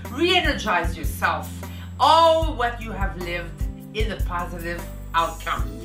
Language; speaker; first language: English; native; English